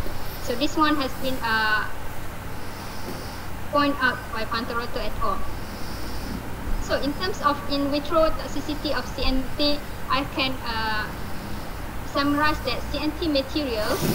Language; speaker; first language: English; non-native, local second language; Malay